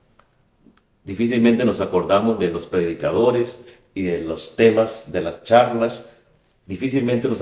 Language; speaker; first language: Spanish; native; Spanish